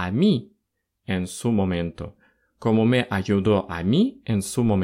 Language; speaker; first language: Spanish; non-native, fluent; Russian